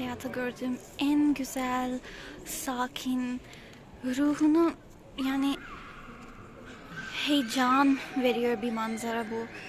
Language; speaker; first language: Turkish; non-native, learner; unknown